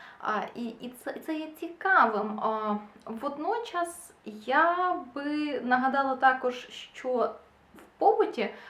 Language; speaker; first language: Ukrainian; non-native, local second language; Russian